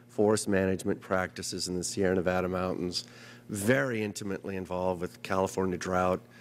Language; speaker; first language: English; native; English